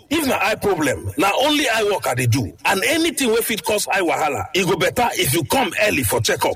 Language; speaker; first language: Nigerian Pidgin; native; Nigerian Pidgin